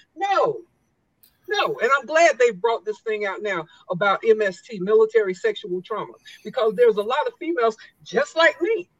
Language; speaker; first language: English; native; English